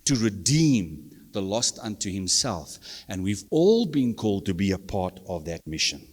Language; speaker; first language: English; non-native, local second language; Afrikaans